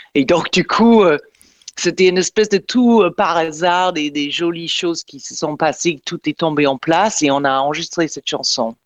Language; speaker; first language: French; non-native, fluent; English